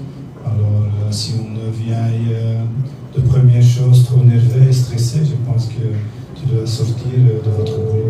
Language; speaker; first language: French; non-native, learner; Dutch